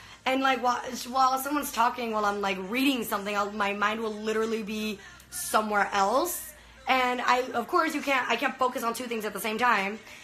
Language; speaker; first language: English; early bilingual, other home language; Spanish